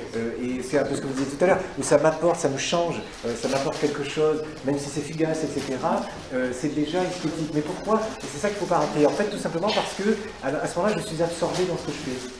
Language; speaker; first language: French; native; French